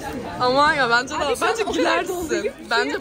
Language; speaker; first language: Turkish; native; Turkish